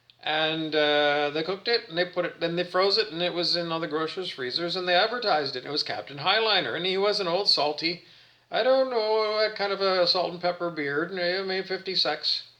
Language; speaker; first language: English; native; English